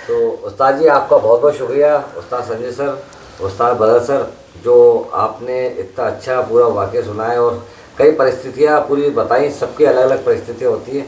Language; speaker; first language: Hindi; native; Hindi